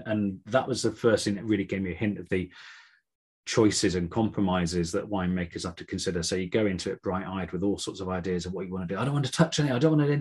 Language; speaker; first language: English; native; English